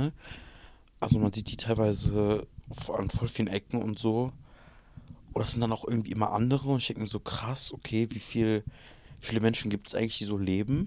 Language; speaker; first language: German; early bilingual, other home language; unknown